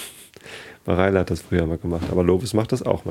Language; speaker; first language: German; native; German